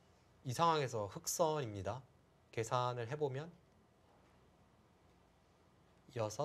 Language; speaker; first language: Korean; native; Korean